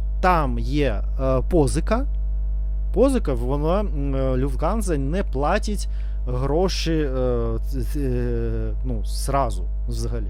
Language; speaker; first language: Ukrainian; non-native, learner; Russian